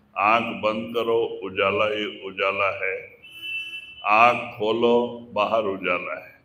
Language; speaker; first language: Hindi; non-native, local second language; Kannada